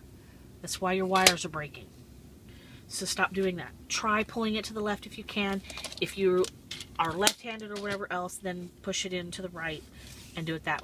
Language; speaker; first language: English; native; English